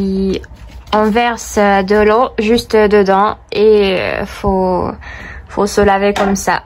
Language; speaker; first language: French; non-native, fluent; Russian